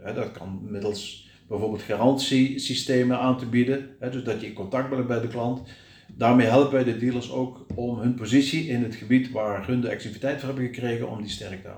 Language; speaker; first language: Dutch; native; Dutch